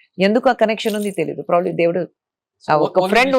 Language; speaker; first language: Telugu; non-native, local second language; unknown